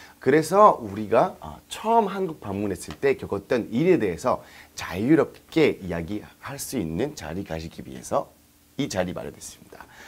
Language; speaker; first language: Korean; non-native, fluent; French